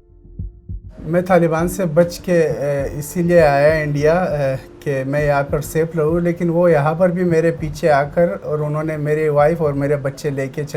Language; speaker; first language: Hindi; non-native, fluent; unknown